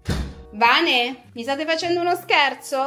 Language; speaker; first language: Italian; native; Italian